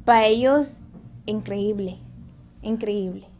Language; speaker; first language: Spanish; early bilingual, heritage; Spanish